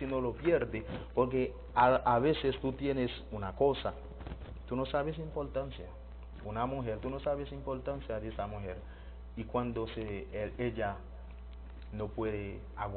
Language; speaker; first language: Spanish; non-native, learner; Haitian Creole